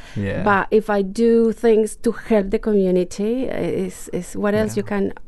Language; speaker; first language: English; non-native, fluent; Spanish